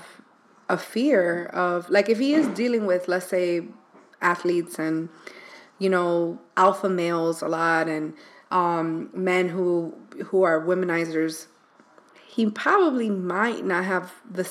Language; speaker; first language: English; native; English